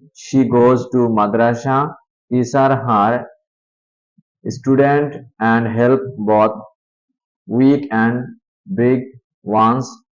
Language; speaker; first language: English; non-native, local second language; Bangla